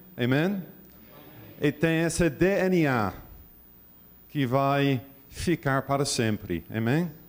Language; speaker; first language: Portuguese; non-native, learner; English